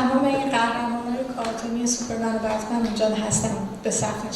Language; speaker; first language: Persian; native; Persian